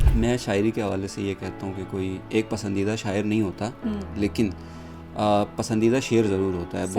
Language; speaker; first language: Urdu; non-native, local second language; Balti